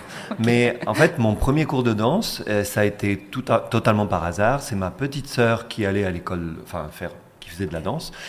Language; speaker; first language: French; non-native, fluent; Spanish